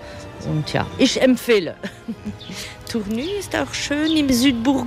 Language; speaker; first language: German; non-native, fluent; French